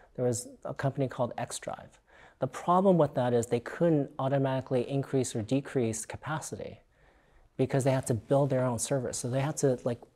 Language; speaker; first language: English; native; English